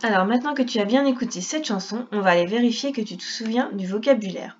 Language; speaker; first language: French; native; French